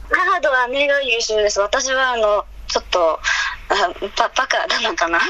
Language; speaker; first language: Japanese; non-native, fluent; Chinese